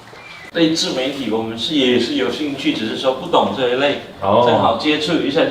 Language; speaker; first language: Chinese; native; Chinese